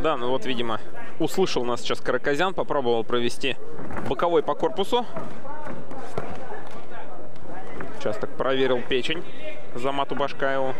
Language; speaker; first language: Russian; native; Russian